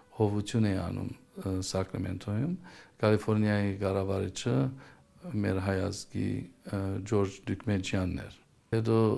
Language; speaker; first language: Armenian; early bilingual, heritage; Armenian